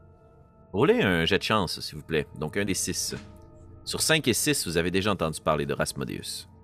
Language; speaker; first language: French; native; French